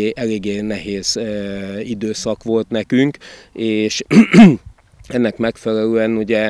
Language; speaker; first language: Hungarian; native; Hungarian